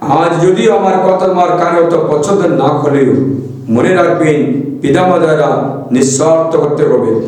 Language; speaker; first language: Bangla; non-native, fluent; Malayalam